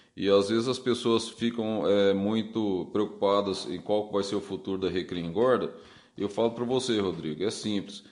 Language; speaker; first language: Portuguese; native; Portuguese